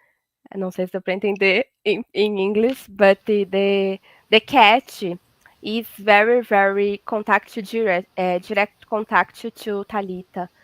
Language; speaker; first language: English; non-native, learner; Portuguese